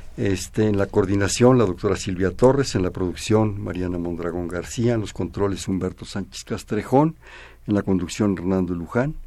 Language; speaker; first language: Spanish; native; Spanish